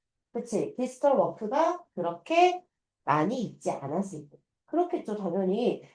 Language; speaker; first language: Korean; native; Korean